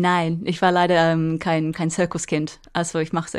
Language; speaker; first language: German; non-native, fluent; English